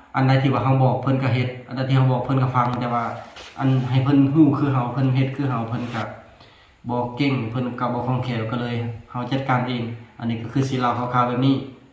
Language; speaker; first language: Lao; non-native, local second language; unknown